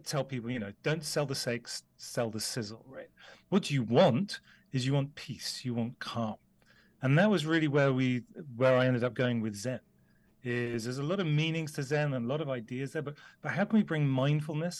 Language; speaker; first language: English; native; English